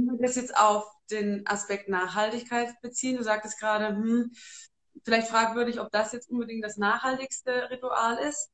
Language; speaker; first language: German; native; German